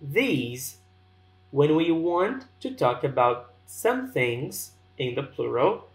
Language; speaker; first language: English; non-native, fluent; Portuguese